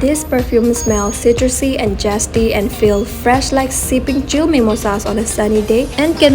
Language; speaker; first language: English; non-native, local second language; Manipuri